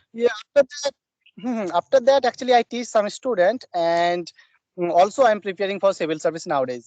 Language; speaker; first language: English; non-native, learner; Bangla